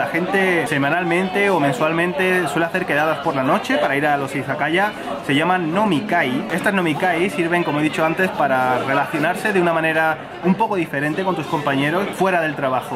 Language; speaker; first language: Spanish; native; Spanish